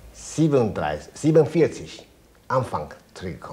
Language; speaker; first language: German; non-native, fluent; Chinese